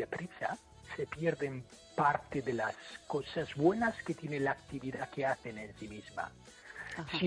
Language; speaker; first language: Spanish; non-native, fluent; English